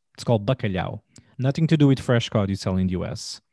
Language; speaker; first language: English; non-native, fluent; Portuguese